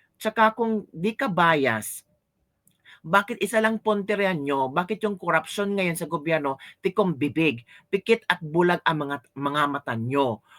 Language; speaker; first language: Filipino; non-native, local second language; Cebuano